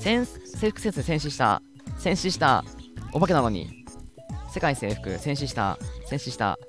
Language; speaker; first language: Japanese; native; Japanese